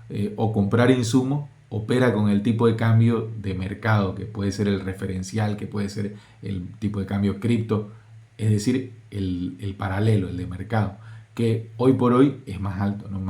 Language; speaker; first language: Spanish; native; Spanish